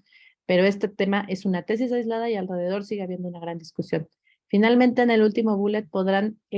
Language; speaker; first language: Spanish; native; Spanish